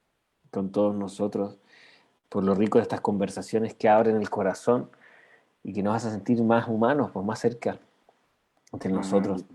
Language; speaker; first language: Spanish; native; Spanish